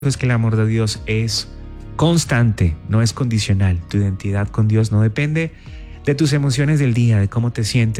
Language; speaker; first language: Spanish; native; Spanish